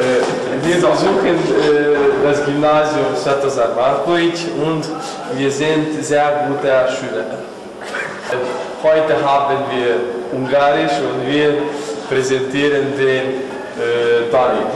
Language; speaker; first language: German; non-native, learner; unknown